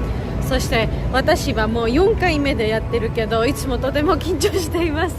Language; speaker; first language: Japanese; non-native, learner; Georgian